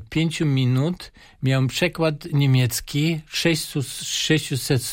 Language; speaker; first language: Polish; non-native, fluent; German